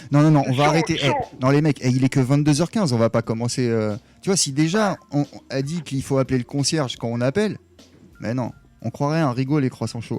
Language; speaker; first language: French; native; French